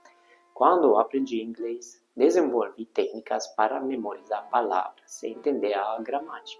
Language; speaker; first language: Portuguese; non-native, fluent; Hungarian